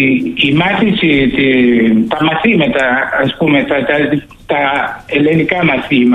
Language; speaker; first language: Greek; early bilingual, heritage; Greek